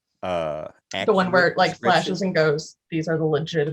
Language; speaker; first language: English; native; English